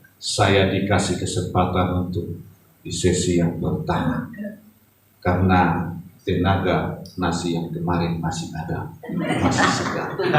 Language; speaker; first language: Indonesian; non-native, local second language; Batak Toba